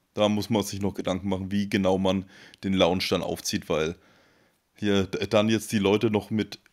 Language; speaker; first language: German; native; German